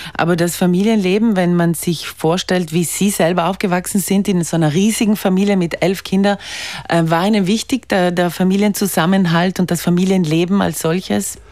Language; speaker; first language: German; native; German